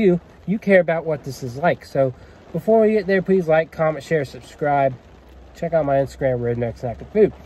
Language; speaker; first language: English; native; English